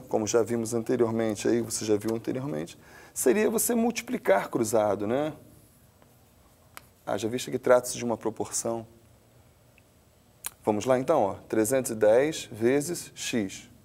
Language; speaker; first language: Portuguese; native; Portuguese